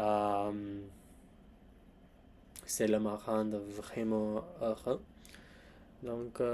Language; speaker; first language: French; non-native, learner; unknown